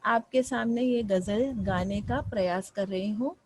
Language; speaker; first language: Hindi; non-native, local second language; Marathi